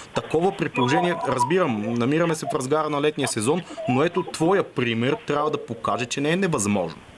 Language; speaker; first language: Bulgarian; native; Bulgarian